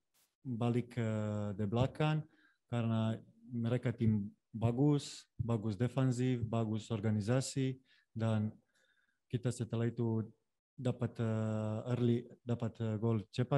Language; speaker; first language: Indonesian; non-native, fluent; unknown